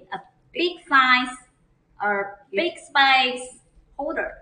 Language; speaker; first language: English; non-native, learner; Chinese